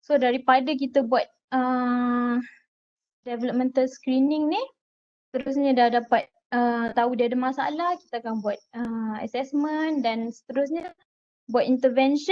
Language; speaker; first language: Malay; native; Malay